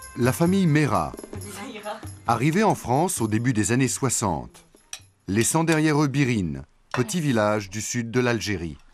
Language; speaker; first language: French; native; French